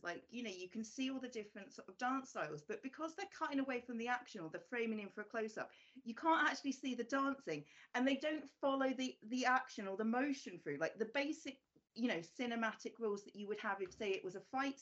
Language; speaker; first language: English; native; English